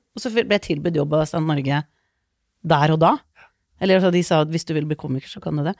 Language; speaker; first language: Norwegian; early bilingual, other home language; Icelandic